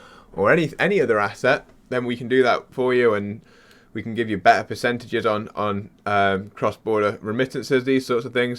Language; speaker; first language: English; native; English